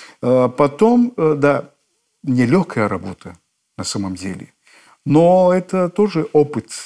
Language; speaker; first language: Russian; non-native, fluent; Spanish